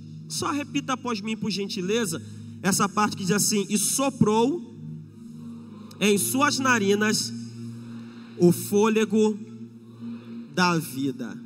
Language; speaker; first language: Portuguese; native; Portuguese